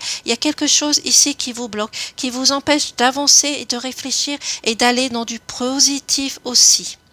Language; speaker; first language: French; native; French